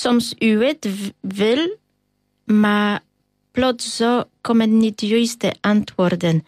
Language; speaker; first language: Dutch; non-native, fluent; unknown